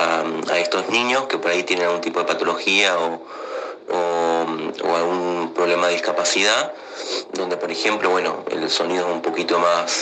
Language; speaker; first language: Spanish; native; Spanish